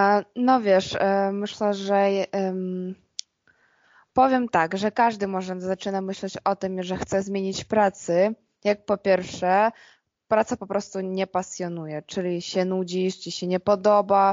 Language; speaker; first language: Polish; non-native, fluent; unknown